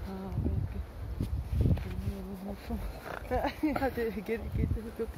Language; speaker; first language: Turkish; non-native, learner; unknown